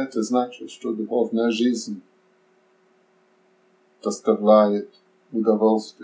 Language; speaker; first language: Russian; non-native, fluent; English